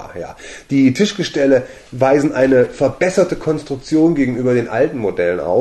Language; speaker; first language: German; native; German